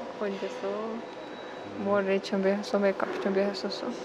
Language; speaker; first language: Korean; non-native, learner; Ukrainian